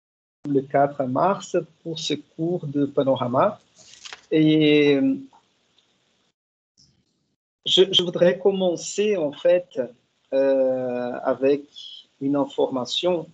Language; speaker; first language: French; non-native, fluent; Portuguese